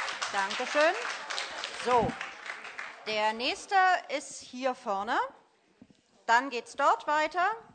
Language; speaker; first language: German; native; German